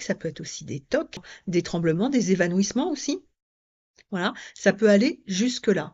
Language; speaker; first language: French; native; French